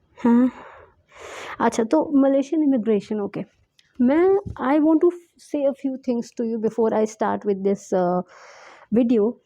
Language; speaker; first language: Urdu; native; Urdu